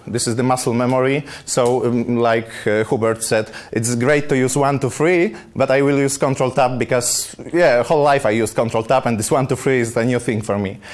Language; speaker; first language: English; non-native, fluent; Polish